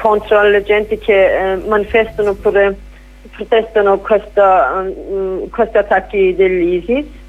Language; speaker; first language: Italian; non-native, fluent; Kurdish